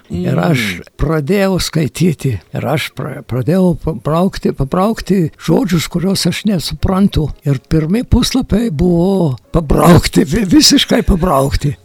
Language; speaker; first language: Lithuanian; non-native, local second language; Yiddish